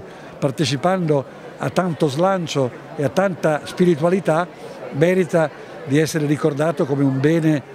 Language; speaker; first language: Italian; native; Italian